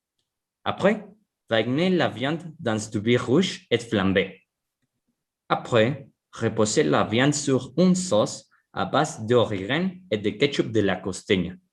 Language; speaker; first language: French; non-native, learner; Spanish